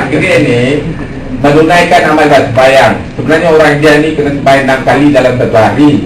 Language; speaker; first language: Malay; non-native, local second language; Tamil